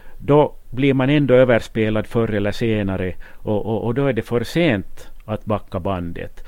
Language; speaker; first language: Swedish; native; Swedish